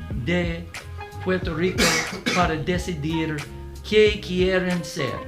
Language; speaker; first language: Spanish; non-native, learner; English